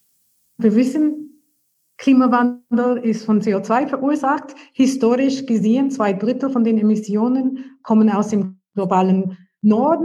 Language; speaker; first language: German; non-native, fluent; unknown